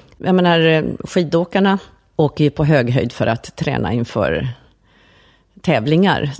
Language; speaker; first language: Swedish; early bilingual, other home language; Finnish